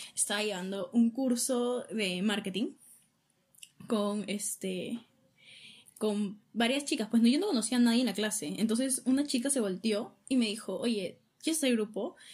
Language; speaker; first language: Spanish; native; Spanish